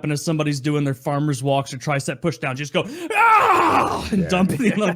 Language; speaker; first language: English; native; English